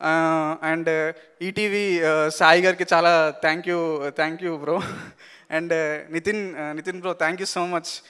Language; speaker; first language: Telugu; native; Telugu